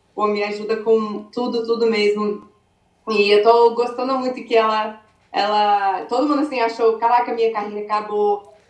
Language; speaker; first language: Portuguese; early bilingual, other home language; English